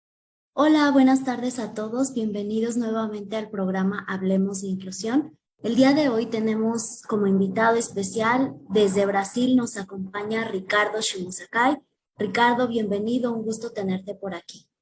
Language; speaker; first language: Spanish; native; Spanish